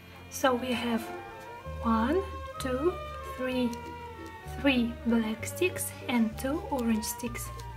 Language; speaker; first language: English; non-native, fluent; Russian